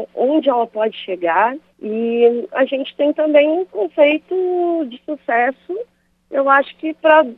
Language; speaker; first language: Portuguese; native; Portuguese